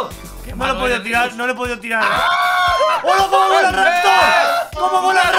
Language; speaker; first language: Spanish; native; Spanish